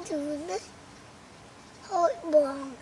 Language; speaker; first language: Vietnamese; early bilingual, heritage; Vietnamese